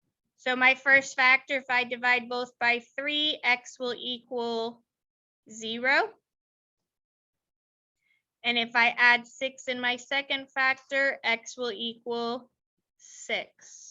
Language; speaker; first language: English; native; English